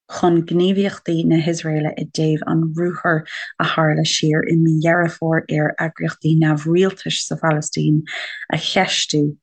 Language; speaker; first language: Irish; native; Irish